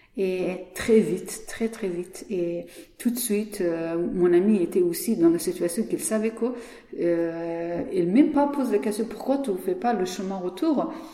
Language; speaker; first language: French; non-native, learner; Persian